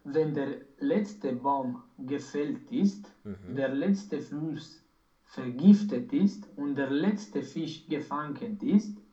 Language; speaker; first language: German; non-native, learner; Romanian